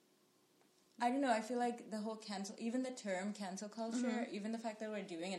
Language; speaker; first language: English; non-native, local second language; Sinhala